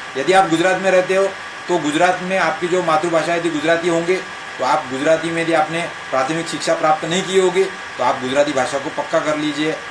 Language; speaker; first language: Hindi; non-native, local second language; Marathi